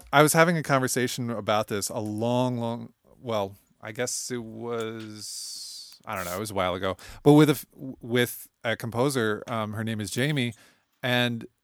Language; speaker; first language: English; native; English